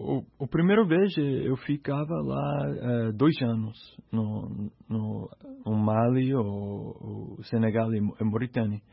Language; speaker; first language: Portuguese; non-native, learner; English